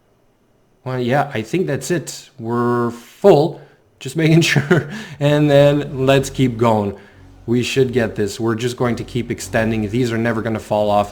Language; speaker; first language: English; native; English